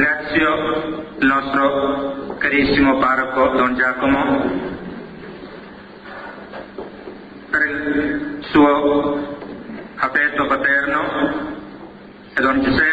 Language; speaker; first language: Italian; non-native, fluent; Malayalam